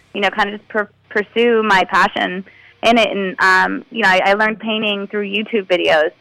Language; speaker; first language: English; native; English